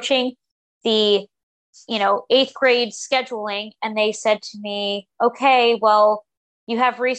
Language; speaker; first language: English; native; English